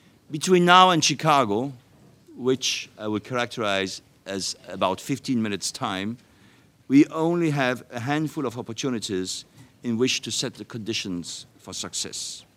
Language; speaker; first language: English; non-native, fluent; Danish